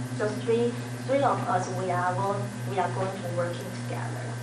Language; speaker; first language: English; non-native, learner; Chinese